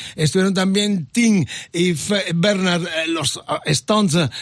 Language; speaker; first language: Spanish; native; Spanish